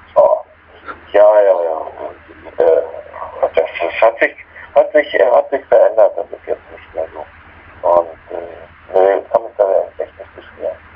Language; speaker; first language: German; native; German